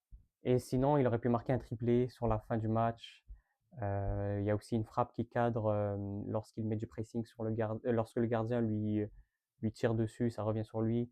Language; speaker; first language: French; native; French